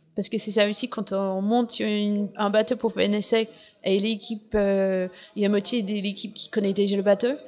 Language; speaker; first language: French; non-native, fluent; English